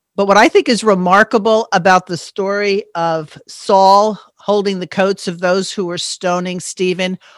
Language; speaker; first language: English; native; English